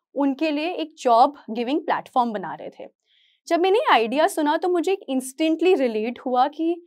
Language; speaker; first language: Hindi; native; Hindi